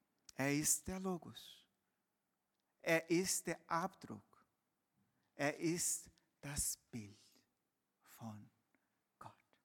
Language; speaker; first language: German; non-native, fluent; Portuguese